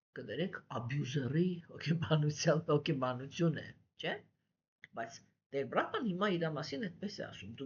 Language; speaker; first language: Armenian; native; Armenian